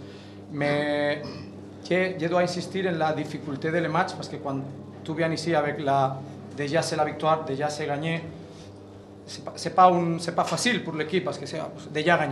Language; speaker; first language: French; non-native, learner; Catalan